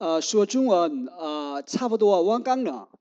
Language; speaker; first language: Chinese; non-native, learner; Korean